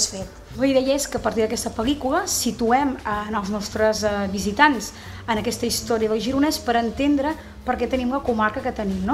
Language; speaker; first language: Catalan; native; Catalan